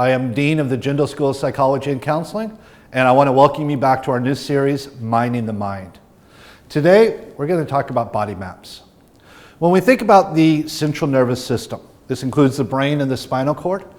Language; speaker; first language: English; native; English